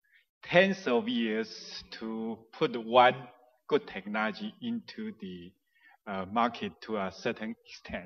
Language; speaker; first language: English; non-native, fluent; Chinese